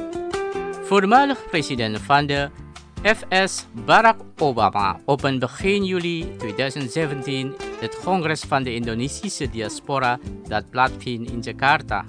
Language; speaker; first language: Dutch; non-native, learner; Indonesian